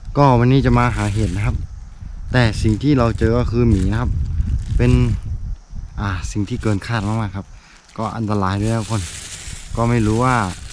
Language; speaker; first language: Thai; non-native, local second language; Karen languages